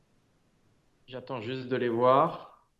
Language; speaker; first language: French; native; French